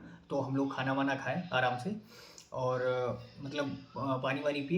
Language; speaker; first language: Hindi; native; Hindi